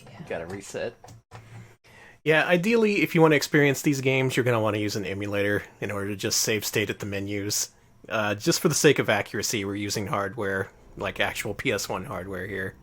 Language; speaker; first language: English; native; English